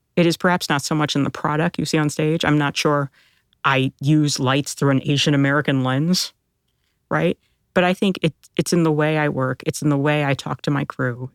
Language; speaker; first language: English; early bilingual, other home language; Filipino